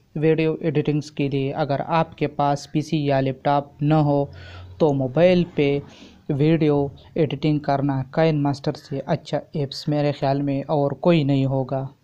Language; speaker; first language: Urdu; non-native, local second language; Pashto